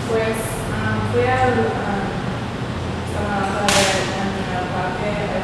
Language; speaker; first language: Spanish; non-native, learner; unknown